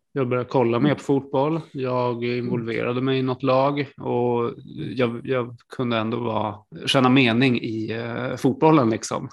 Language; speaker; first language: Swedish; native; Swedish